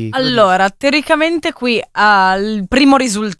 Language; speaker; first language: Italian; native; Italian